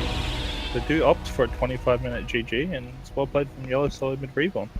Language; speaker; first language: English; native; English